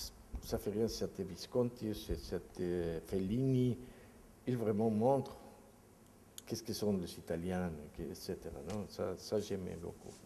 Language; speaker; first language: French; non-native, fluent; Spanish